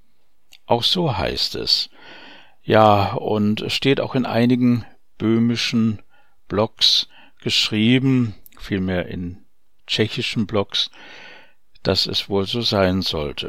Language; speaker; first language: German; native; German